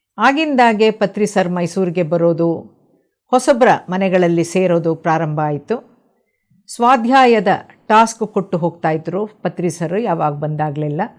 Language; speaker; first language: Kannada; non-native, local second language; Telugu